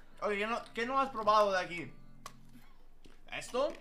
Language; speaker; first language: Spanish; early bilingual, heritage; Spanish